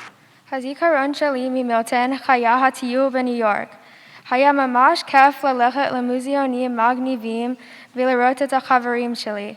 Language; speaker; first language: Hebrew; non-native, learner; English